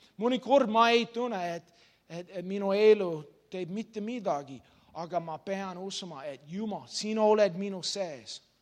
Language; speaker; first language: Estonian; non-native, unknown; English